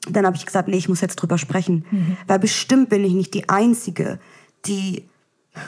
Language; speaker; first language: German; early bilingual, other home language; Russian